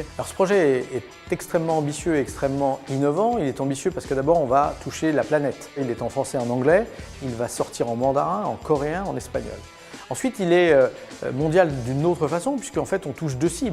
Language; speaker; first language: French; native; French